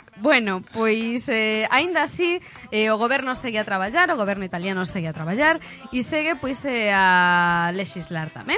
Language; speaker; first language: Galician; non-native, local second language; Spanish